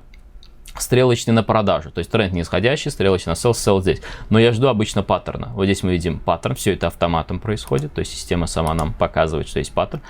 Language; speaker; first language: Russian; native; Russian